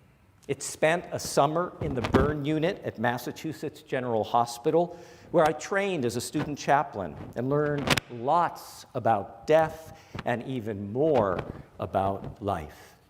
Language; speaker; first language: English; native; English